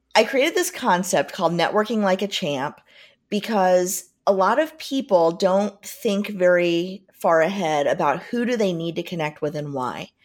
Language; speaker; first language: English; native; English